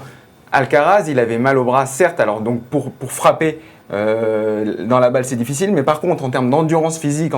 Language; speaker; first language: French; native; French